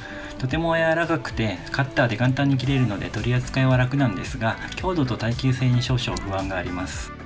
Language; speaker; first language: Japanese; native; Japanese